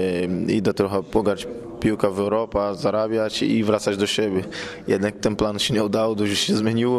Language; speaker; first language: Polish; non-native, fluent; Portuguese